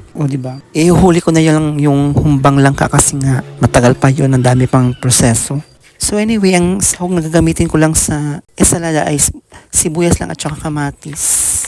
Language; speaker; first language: Filipino; native; Filipino